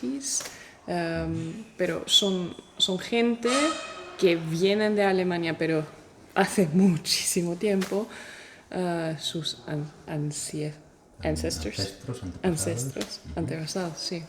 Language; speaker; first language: Spanish; non-native, fluent; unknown